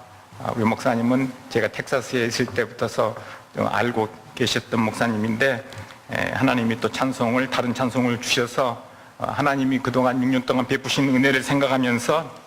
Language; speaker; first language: Korean; native; Korean